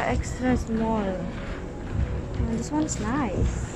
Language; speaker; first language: English; non-native, local second language; Filipino